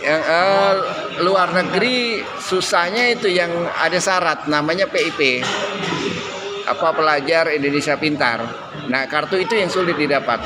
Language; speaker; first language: Indonesian; native; Indonesian